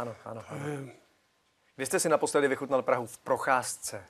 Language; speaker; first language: Czech; native; Czech